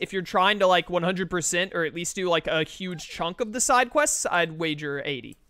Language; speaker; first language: English; native; English